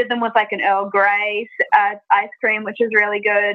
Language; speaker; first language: English; native; English